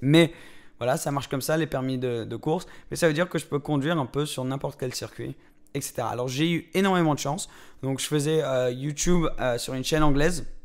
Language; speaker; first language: French; native; French